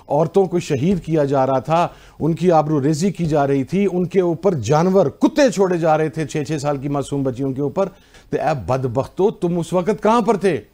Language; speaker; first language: Urdu; non-native, local second language; Punjabi